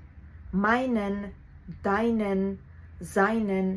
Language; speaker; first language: German; non-native, fluent; Georgian